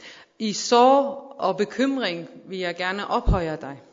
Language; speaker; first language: Danish; non-native, fluent; Persian